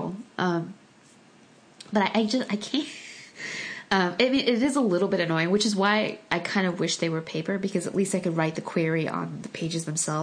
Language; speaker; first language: English; early bilingual, other home language; Korean